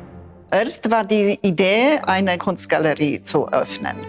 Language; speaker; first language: German; non-native, fluent; Polish